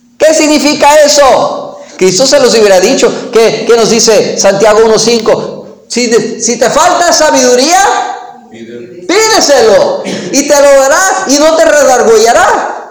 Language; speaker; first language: Spanish; non-native, fluent; English